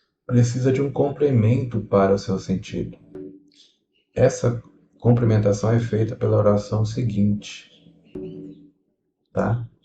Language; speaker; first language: Portuguese; native; Portuguese